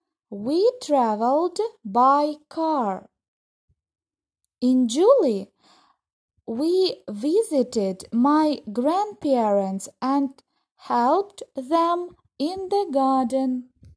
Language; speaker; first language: English; non-native, fluent; Ukrainian